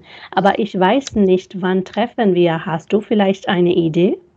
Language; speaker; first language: German; non-native, fluent; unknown